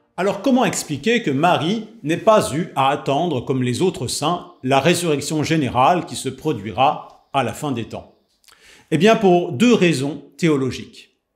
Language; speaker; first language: French; native; French